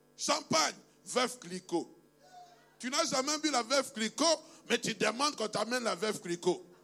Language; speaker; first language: French; non-native, local second language; Luba-Lulua